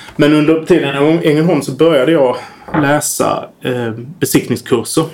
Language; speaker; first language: Swedish; native; Swedish